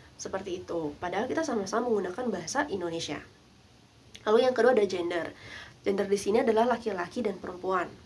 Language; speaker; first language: Indonesian; non-native, local second language; Sundanese